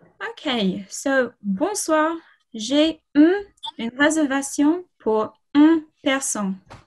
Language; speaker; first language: French; non-native, fluent; English